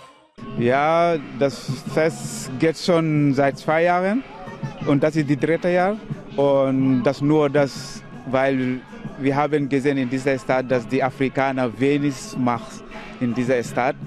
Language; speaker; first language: German; non-native, learner; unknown